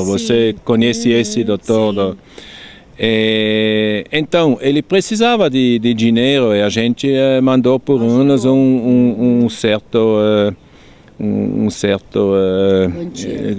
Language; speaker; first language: Portuguese; non-native, fluent; German